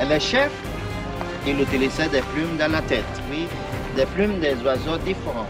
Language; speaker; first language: French; non-native, fluent; Spanish